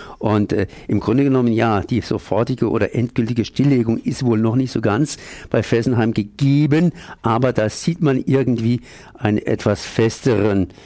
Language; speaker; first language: German; native; German